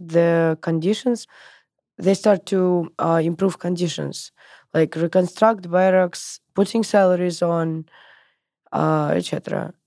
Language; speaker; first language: English; non-native, learner; Russian